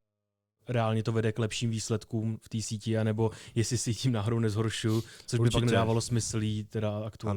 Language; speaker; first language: Czech; native; Czech